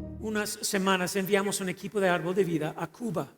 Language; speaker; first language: Spanish; non-native, fluent; English